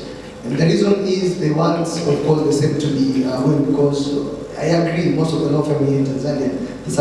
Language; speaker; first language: English; non-native, local second language; Swahili